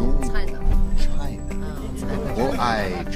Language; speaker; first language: Chinese; non-native, learner; English